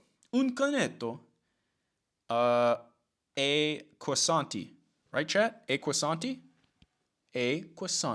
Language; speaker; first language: Italian; non-native, learner; English